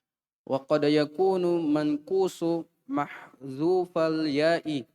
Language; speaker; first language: Arabic; non-native, learner; Indonesian